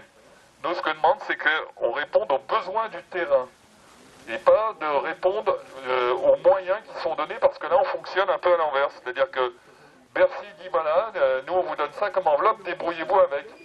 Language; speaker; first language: French; native; French